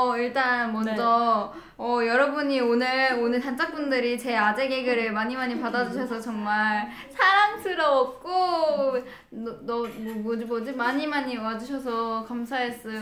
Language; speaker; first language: Korean; non-native, learner; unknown